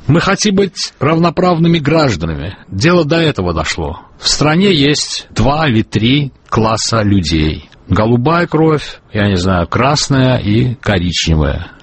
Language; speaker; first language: Russian; non-native, local second language; Azerbaijani